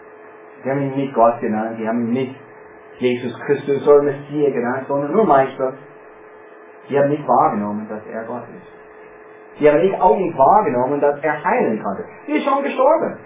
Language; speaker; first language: German; non-native, fluent; English